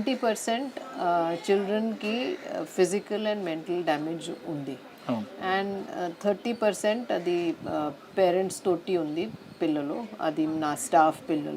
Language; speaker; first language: Telugu; non-native, fluent; Hindi